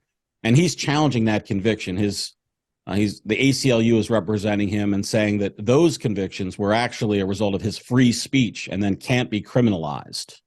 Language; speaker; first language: English; native; English